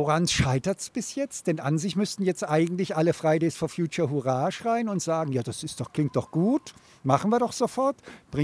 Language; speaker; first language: German; native; German